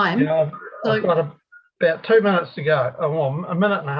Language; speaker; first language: English; native; English